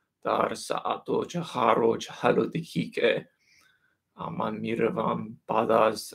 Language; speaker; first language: Persian; non-native, learner; English